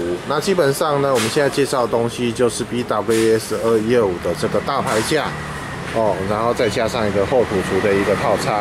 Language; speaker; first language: Chinese; native; Chinese